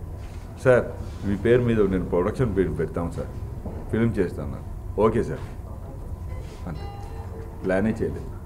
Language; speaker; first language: Telugu; non-native, learner; Tamil